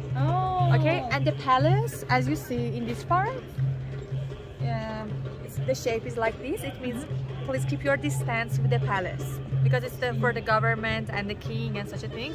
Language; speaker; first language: English; non-native, fluent; Persian